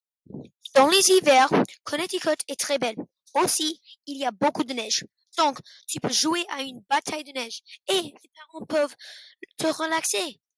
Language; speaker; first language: French; non-native, learner; English